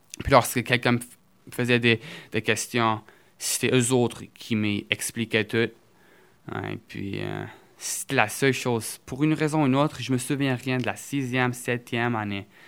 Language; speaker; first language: French; early bilingual, other home language; Portuguese